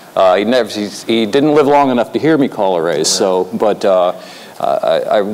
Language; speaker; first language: English; native; English